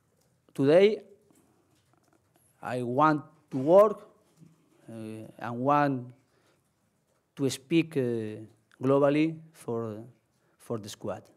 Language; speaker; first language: English; non-native, learner; Spanish